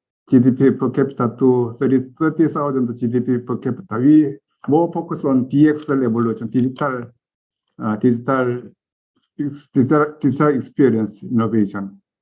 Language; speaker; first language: English; non-native, learner; Korean